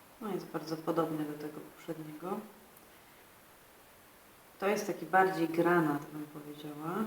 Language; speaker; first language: Polish; native; Polish